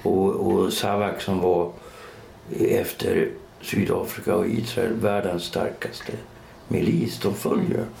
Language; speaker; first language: Swedish; native; Swedish